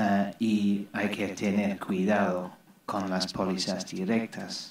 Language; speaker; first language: Spanish; non-native, fluent; English